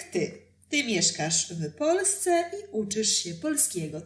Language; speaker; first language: Polish; native; Polish